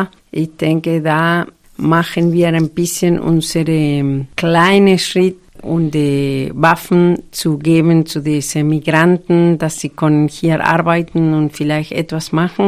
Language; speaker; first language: German; non-native, fluent; Spanish